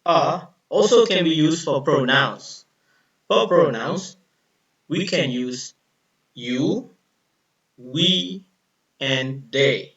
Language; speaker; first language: English; non-native, local second language; Malay